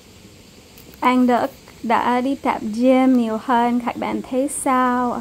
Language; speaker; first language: Vietnamese; non-native, fluent; English